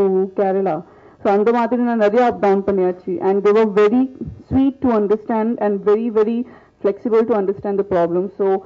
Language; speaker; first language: Tamil; non-native, learner; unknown